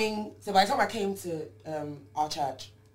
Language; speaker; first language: English; non-native, local second language; Yoruba